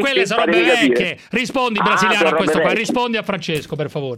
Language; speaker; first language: Italian; native; Italian